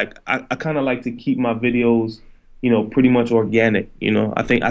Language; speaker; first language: English; native; English